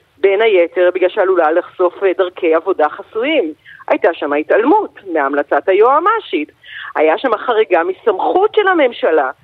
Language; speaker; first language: Hebrew; native; Hebrew